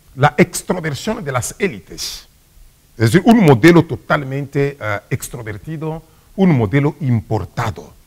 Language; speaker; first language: Spanish; non-native, fluent; Swahili